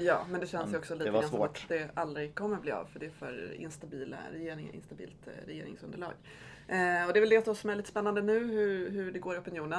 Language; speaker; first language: Swedish; native; Swedish